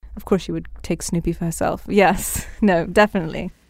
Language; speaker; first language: English; early bilingual, other home language; Spanish